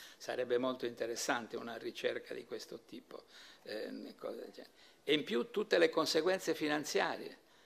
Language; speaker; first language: Italian; native; Italian